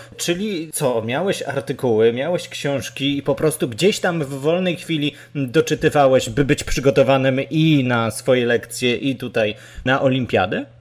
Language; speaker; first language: Polish; native; Polish